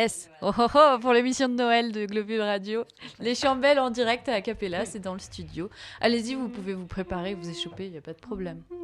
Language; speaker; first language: French; native; French